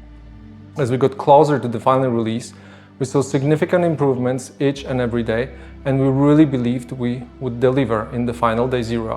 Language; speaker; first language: English; non-native, fluent; Polish